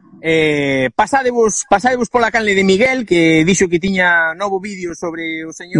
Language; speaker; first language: Galician; non-native, local second language; Spanish